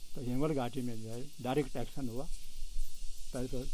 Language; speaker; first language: Hindi; native; Hindi